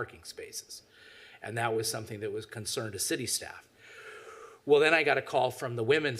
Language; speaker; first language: English; native; English